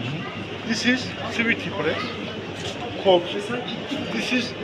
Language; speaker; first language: English; non-native, learner; Turkish